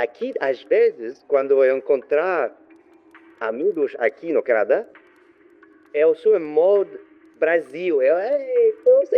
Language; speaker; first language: Portuguese; non-native, learner; French